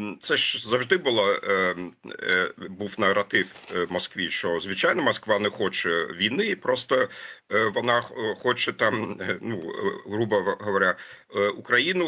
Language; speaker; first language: Ukrainian; non-native, fluent; German